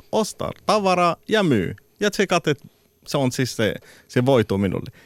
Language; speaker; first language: Finnish; non-native, fluent; Arabic